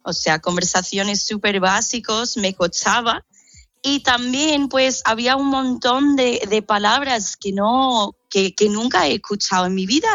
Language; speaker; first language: Spanish; non-native, fluent; English